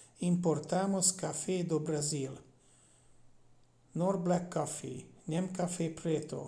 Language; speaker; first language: Portuguese; non-native, learner; Hungarian